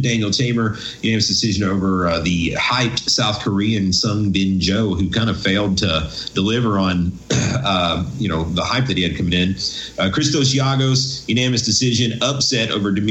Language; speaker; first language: English; native; English